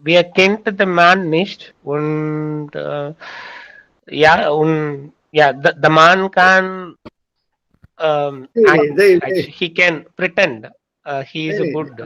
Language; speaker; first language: German; non-native, learner; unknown